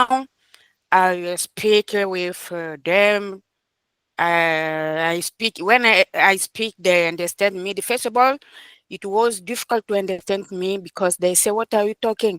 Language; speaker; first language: English; non-native, learner; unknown